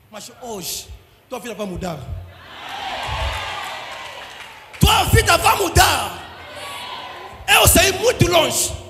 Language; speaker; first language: Portuguese; non-native, learner; Lingala